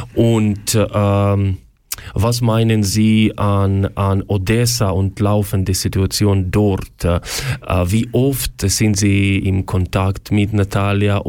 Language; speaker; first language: German; non-native, learner; Ukrainian